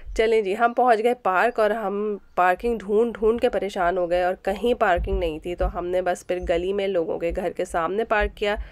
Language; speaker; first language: Urdu; native; Urdu